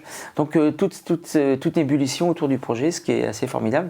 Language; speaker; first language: French; native; French